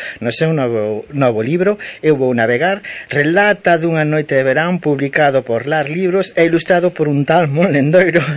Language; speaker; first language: Galician; native; Galician